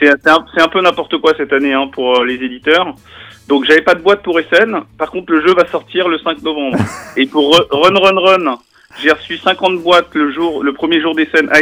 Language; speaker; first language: French; native; French